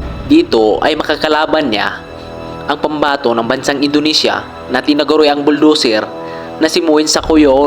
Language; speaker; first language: Filipino; native; Filipino